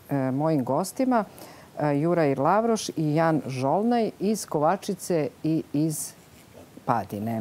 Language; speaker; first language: Serbian; native; Serbian